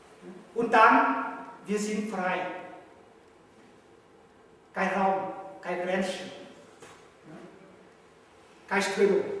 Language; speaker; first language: German; non-native, learner; Vietnamese